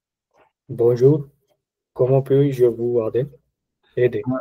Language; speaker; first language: French; non-native, learner; Punjabi